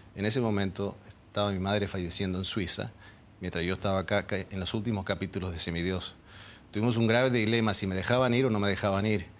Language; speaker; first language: Spanish; early bilingual, other home language; Dutch